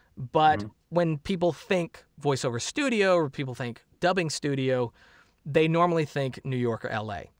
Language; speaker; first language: English; native; English